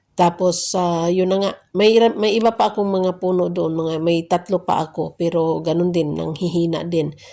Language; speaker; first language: Filipino; native; Filipino